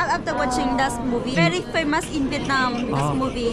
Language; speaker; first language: English; non-native, learner; Vietnamese